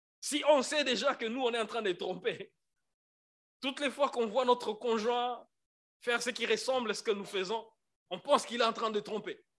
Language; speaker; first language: French; non-native, local second language; Lingala